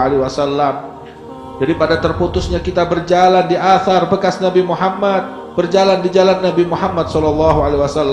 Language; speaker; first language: Indonesian; native; Indonesian